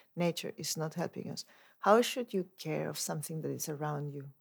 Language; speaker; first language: English; non-native, fluent; Spanish